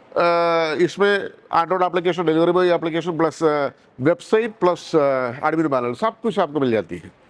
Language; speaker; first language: Hindi; non-native, local second language; Malayalam